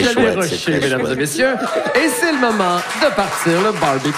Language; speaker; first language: French; native; French